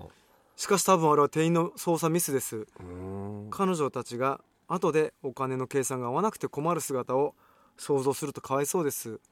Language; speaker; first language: Japanese; native; Japanese